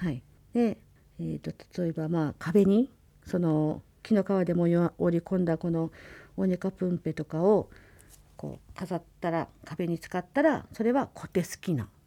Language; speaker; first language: Japanese; native; Japanese